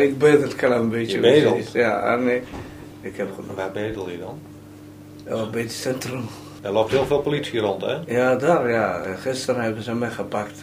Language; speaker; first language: Dutch; non-native, learner; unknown